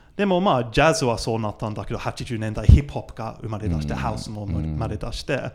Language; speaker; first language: Japanese; non-native, fluent; English